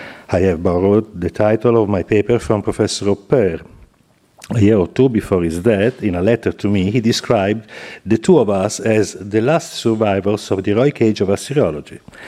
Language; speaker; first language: English; non-native, fluent; Italian